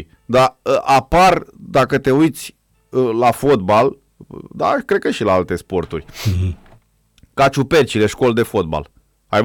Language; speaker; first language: Romanian; native; Romanian